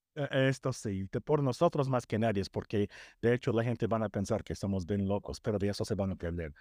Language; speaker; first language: Spanish; non-native, fluent; English